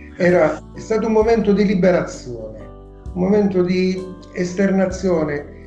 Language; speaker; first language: Italian; native; Italian